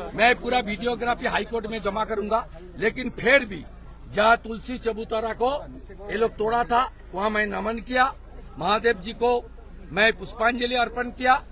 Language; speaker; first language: Hindi; non-native, local second language; Bangla